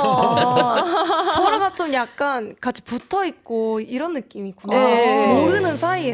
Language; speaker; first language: Korean; native; Korean